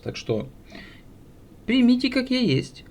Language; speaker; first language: Russian; native; Russian